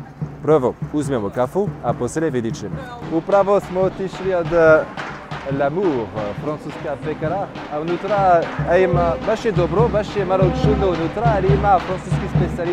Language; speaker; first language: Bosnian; non-native, learner; French